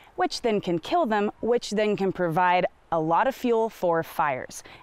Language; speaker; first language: English; native; English